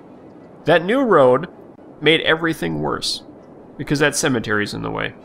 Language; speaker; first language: English; native; English